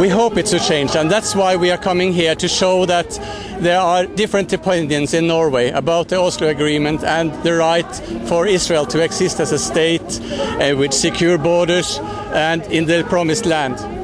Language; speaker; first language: English; non-native, fluent; Norwegian